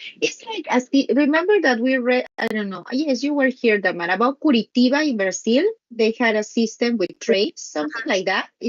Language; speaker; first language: English; non-native, learner; Spanish